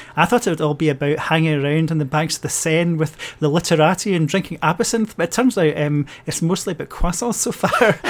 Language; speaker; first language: English; native; English